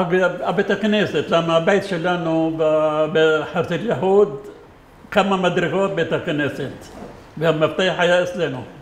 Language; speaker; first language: Hebrew; non-native, fluent; Arabic